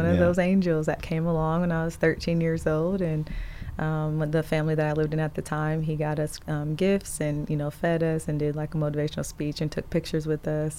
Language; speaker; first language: English; native; English